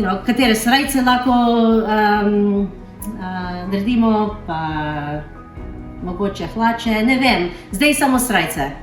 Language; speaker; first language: Slovenian; early bilingual, heritage; Slovenian